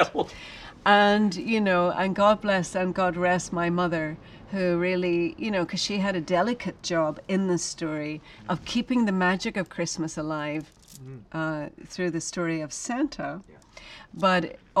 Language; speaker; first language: English; native; English